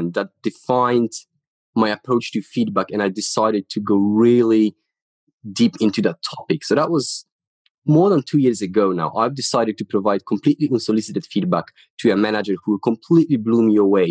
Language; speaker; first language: English; non-native, fluent; Polish